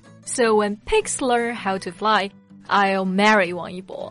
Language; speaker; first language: English; non-native, fluent; Chinese